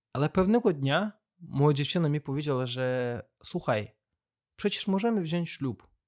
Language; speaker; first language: Polish; non-native, fluent; Azerbaijani